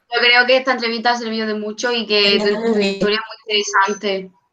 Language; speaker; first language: Spanish; native; Spanish